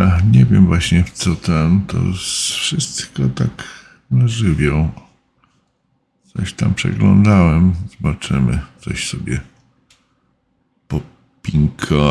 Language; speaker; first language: Polish; native; Polish